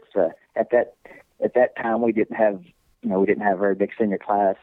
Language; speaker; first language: English; native; English